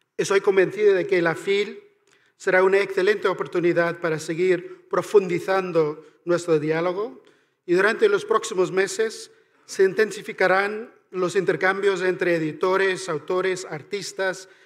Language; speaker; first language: Spanish; non-native, fluent; Irish